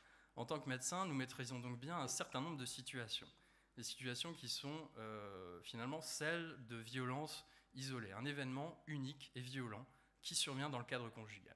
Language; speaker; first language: French; native; French